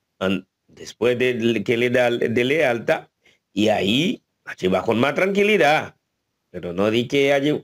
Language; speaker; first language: Spanish; non-native, fluent; Haitian Creole